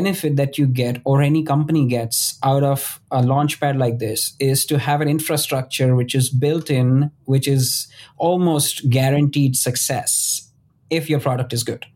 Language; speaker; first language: English; non-native, local second language; Gujarati